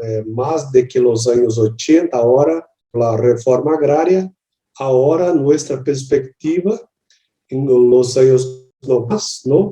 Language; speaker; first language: Spanish; non-native, learner; Portuguese